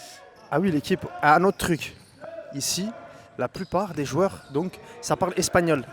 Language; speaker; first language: French; native; French